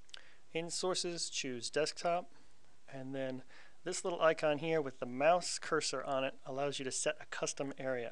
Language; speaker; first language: English; native; English